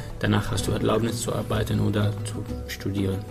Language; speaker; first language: German; non-native, learner; Arabic